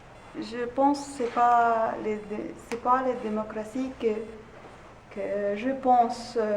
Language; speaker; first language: French; non-native, learner; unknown